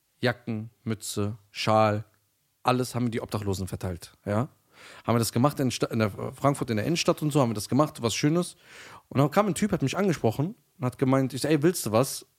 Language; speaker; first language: German; early bilingual, other home language; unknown